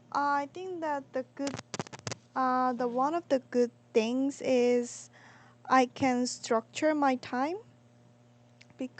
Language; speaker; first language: English; non-native, learner; Korean